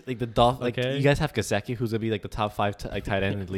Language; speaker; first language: English; native; English